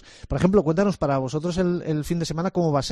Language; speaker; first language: Spanish; native; Spanish